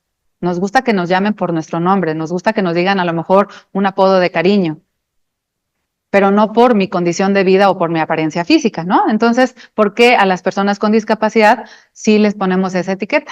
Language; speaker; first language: Spanish; native; Spanish